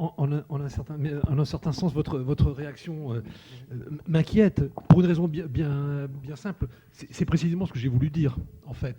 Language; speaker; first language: French; native; French